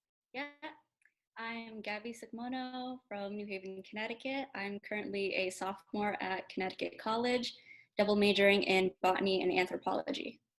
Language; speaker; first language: English; early bilingual, other home language; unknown